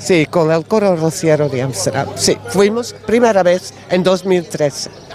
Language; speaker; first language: Spanish; non-native, learner; Dutch